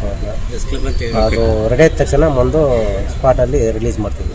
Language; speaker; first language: Kannada; native; Kannada